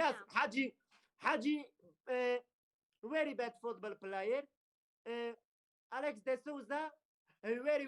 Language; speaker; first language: English; non-native, learner; Turkish